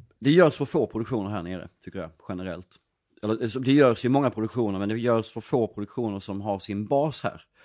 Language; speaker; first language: Swedish; native; Swedish